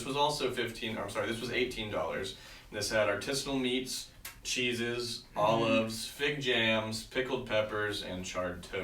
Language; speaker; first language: English; native; English